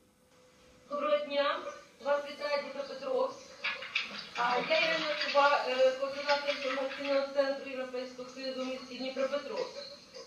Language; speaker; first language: Ukrainian; native; Ukrainian